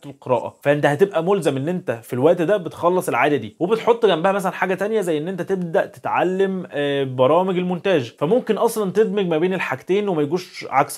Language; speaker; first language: Arabic; native; Arabic